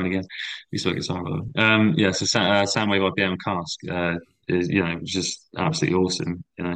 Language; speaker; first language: English; native; English